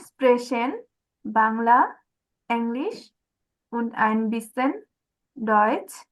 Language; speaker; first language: German; non-native, learner; Bangla